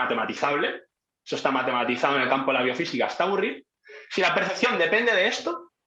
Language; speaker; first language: Spanish; native; Spanish